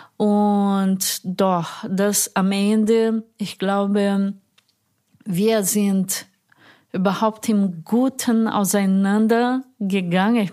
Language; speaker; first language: German; non-native, fluent; Portuguese